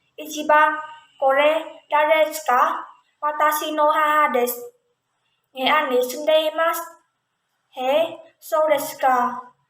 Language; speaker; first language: Japanese; non-native, learner; Vietnamese